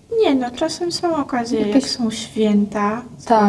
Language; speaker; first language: Polish; non-native, fluent; Russian